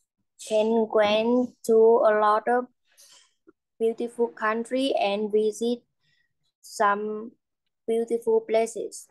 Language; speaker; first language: English; non-native, learner; Vietnamese